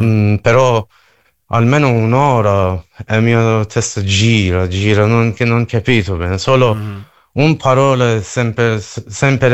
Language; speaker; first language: Italian; non-native, learner; Persian